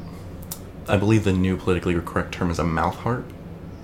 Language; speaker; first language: English; native; English